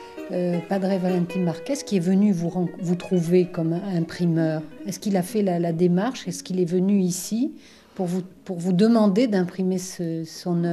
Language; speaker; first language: French; native; French